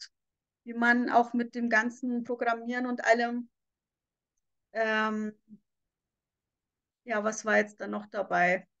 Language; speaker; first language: German; native; German